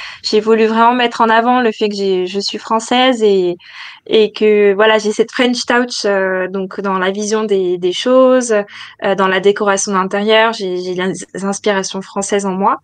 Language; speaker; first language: French; native; French